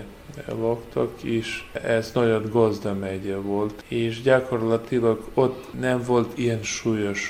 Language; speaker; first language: Hungarian; non-native, learner; Ukrainian